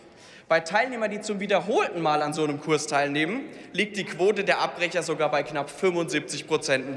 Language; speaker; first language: German; native; German